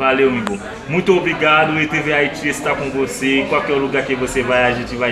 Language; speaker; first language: Portuguese; non-native, fluent; Haitian Creole